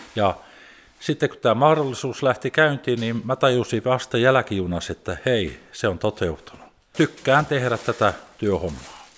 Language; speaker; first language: Finnish; early bilingual, heritage; Finnish